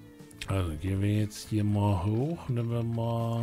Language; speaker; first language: German; native; German